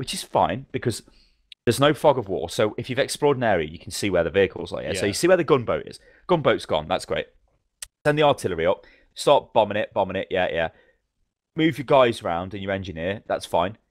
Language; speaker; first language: English; native; English